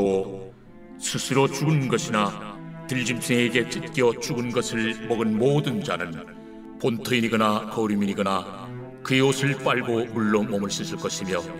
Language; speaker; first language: Korean; native; Korean